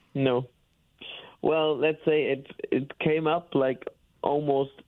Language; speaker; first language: English; non-native, fluent; German